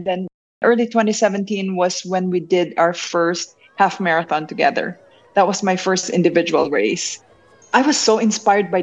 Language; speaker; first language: English; non-native, local second language; Hiligaynon